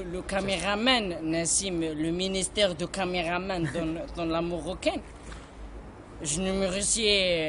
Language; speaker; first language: French; non-native, learner; Arabic